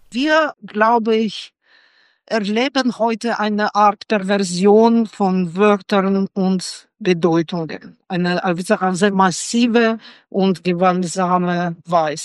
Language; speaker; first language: German; non-native, fluent; Russian